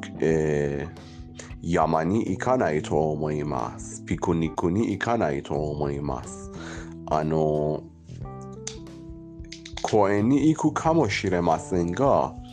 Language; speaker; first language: Japanese; non-native, learner; Persian